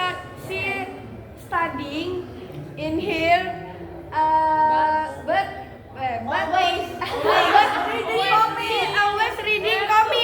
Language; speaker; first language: English; non-native, learner; Indonesian